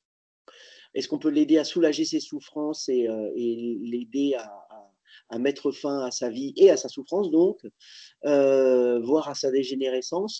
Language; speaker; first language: French; native; French